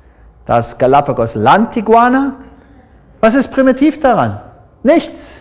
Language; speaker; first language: German; non-native, fluent; English